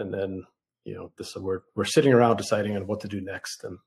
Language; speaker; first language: English; early bilingual, other home language; Russian